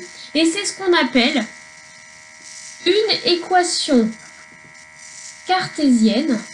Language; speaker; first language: French; native; French